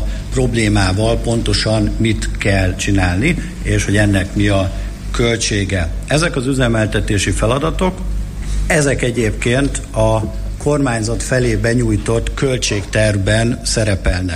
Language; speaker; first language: Hungarian; native; Hungarian